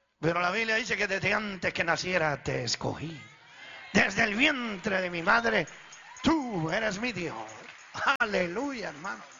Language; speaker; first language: Spanish; early bilingual, other home language; Italian